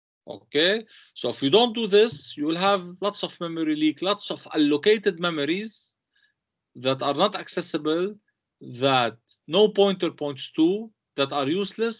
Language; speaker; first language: English; non-native, local second language; Arabic